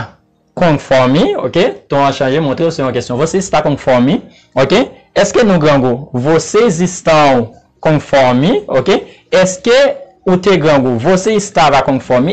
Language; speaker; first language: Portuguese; non-native, fluent; Haitian Creole